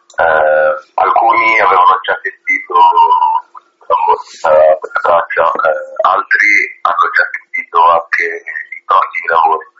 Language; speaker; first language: Italian; early bilingual, other home language; Arabic